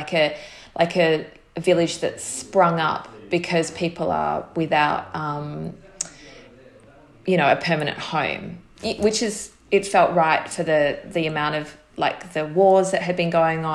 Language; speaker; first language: English; native; English